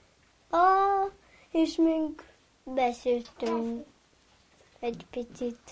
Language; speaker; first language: Hungarian; early bilingual, heritage; Hungarian